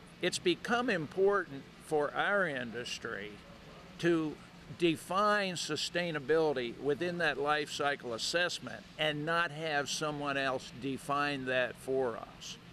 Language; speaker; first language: English; native; English